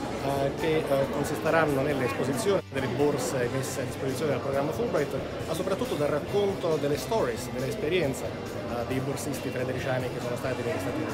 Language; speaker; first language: Italian; native; Italian